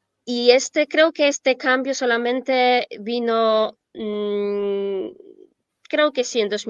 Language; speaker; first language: Spanish; non-native, fluent; Polish